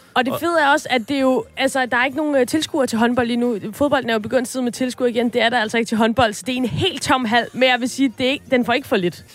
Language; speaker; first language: Danish; native; Danish